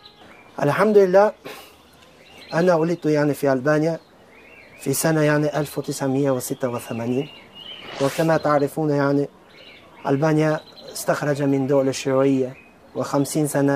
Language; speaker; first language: Arabic; non-native, learner; Albanian